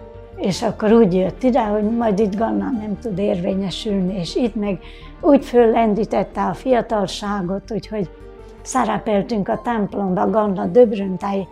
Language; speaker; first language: Hungarian; native; Hungarian